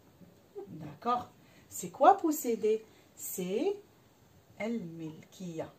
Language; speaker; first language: French; non-native, local second language; Arabic